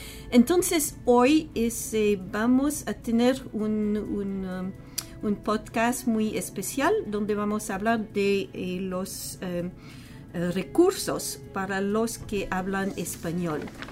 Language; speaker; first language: Spanish; non-native, fluent; English